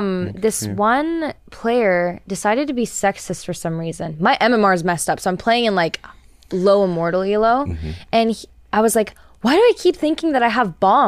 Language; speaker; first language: English; non-native, fluent; Japanese